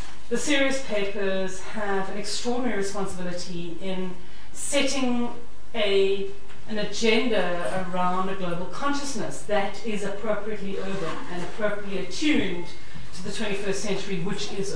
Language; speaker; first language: English; native; English